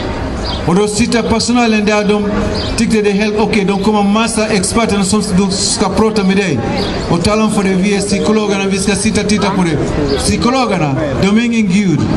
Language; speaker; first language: Swedish; non-native, fluent; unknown